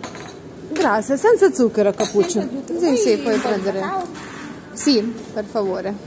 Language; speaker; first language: Italian; non-native, learner; Russian